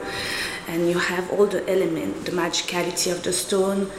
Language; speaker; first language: English; non-native, local second language; Kinyarwanda